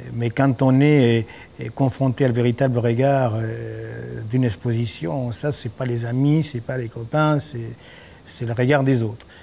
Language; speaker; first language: French; non-native, fluent; Spanish